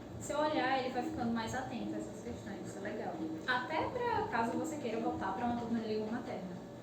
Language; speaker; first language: Portuguese; native; Portuguese